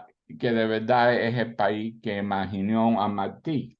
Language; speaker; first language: Spanish; early bilingual, heritage; Spanish